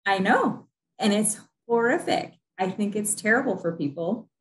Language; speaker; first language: English; native; English